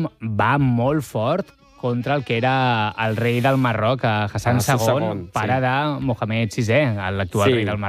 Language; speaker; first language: Catalan; native; Catalan